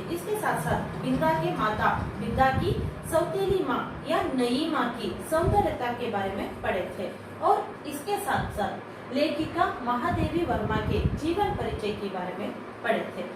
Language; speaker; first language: Hindi; non-native, local second language; Kannada